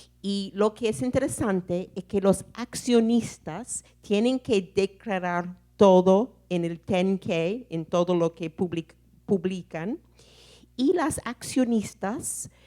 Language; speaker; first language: Spanish; non-native, fluent; English